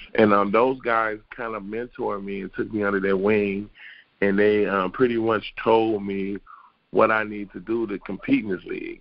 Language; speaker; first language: English; native; English